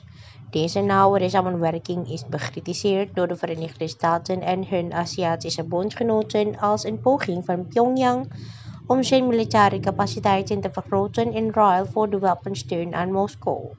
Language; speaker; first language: Dutch; non-native, learner; Indonesian